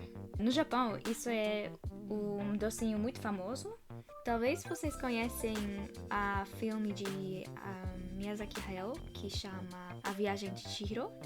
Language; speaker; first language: Portuguese; non-native, fluent; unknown